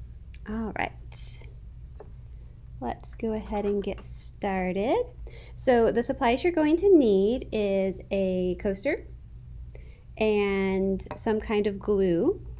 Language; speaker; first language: English; native; English